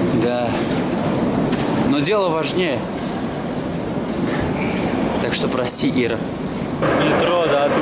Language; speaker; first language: Russian; native; Russian